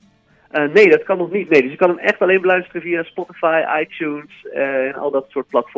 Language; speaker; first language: Dutch; native; Dutch